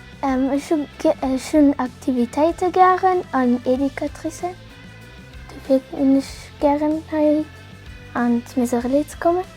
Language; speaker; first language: German; non-native, local second language; Luxembourgish